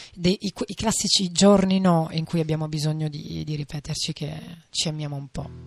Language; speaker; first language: Italian; native; Italian